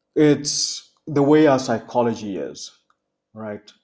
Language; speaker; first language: English; non-native, local second language; Tswana